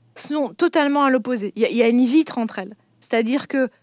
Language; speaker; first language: French; native; French